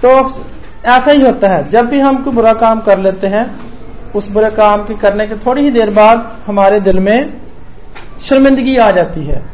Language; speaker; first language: Urdu; non-native, local second language; Punjabi